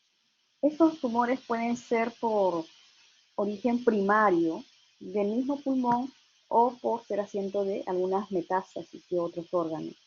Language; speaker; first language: Spanish; native; Spanish